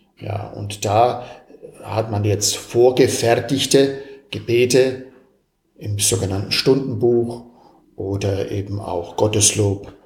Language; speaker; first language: German; native; German